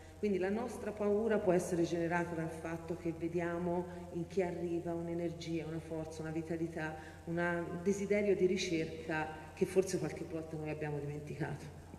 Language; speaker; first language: Italian; native; Italian